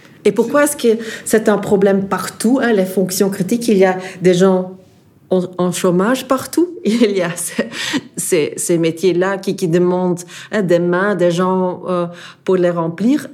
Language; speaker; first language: French; non-native, fluent; Dutch